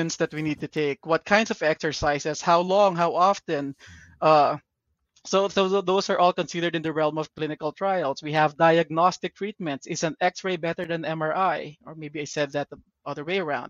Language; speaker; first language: English; non-native, local second language; Filipino